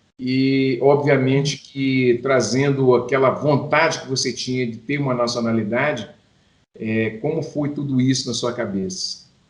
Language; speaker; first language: Portuguese; native; Portuguese